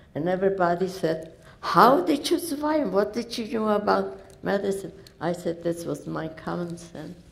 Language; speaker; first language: English; non-native, learner; Polish